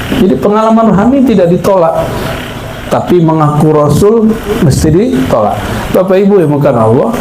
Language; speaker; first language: Indonesian; non-native, local second language; Minangkabau